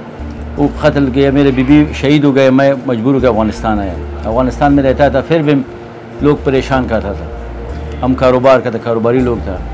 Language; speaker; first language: Hindi; non-native, learner; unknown